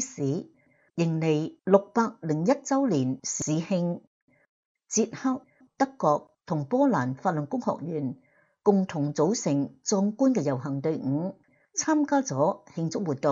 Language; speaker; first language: Chinese; non-native, local second language; Cantonese